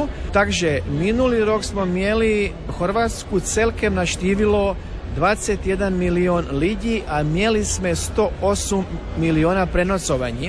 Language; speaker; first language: Slovak; non-native, learner; Croatian